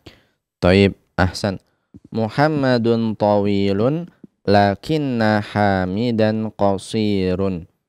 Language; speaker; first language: Arabic; non-native, fluent; Indonesian